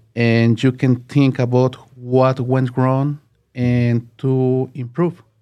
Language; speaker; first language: English; non-native, learner; Spanish